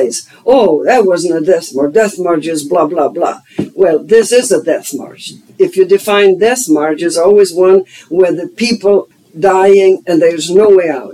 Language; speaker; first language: English; non-native, fluent; German